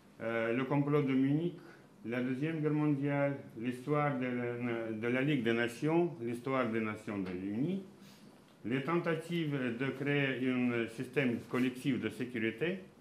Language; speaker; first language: French; non-native, fluent; Russian